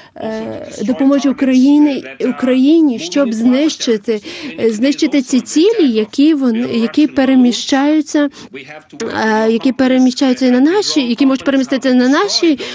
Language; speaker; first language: Ukrainian; non-native, learner; Lithuanian